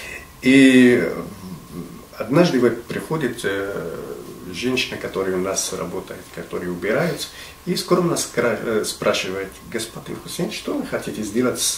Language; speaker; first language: Russian; non-native, fluent; Arabic